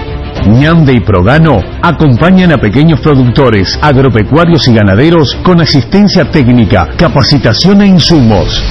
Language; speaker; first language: Spanish; native; Spanish